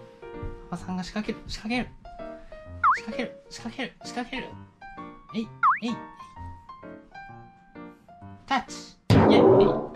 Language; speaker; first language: Japanese; native; Japanese